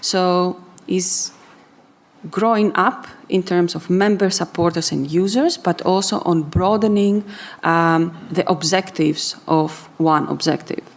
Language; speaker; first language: English; non-native, fluent; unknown